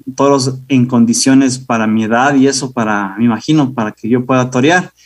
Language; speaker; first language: Spanish; native; Spanish